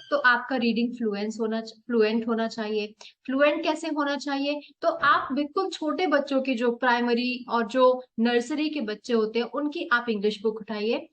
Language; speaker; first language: Hindi; native; Hindi